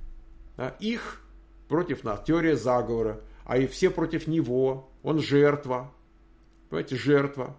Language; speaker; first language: Russian; native; Russian